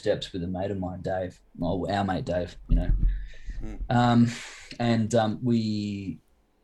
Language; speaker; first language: English; native; English